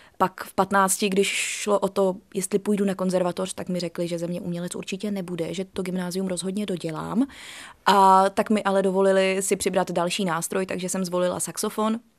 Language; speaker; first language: Czech; native; Czech